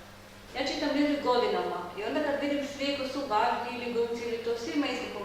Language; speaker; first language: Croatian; non-native, learner; Hebrew